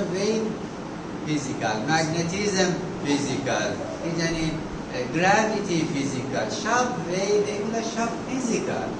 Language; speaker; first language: Bangla; non-native, fluent; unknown